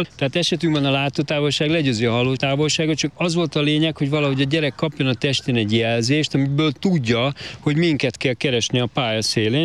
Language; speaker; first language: Hungarian; native; Hungarian